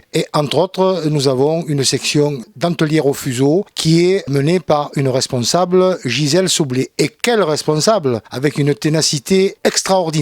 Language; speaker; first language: French; native; French